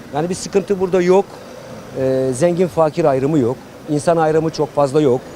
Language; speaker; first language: Turkish; native; Turkish